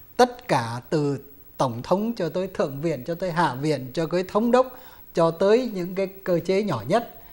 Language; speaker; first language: Vietnamese; native; Vietnamese